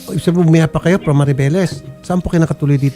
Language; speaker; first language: Filipino; native; Filipino